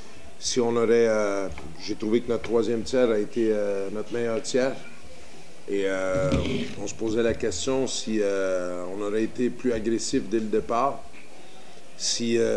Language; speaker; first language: French; native; French